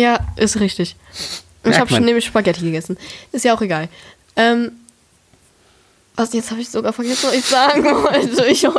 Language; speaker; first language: German; native; German